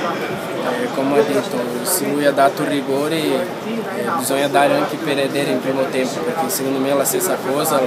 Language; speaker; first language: Italian; non-native, fluent; Portuguese